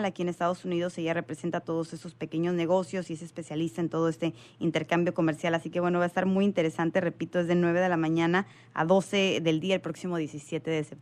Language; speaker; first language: Spanish; native; Spanish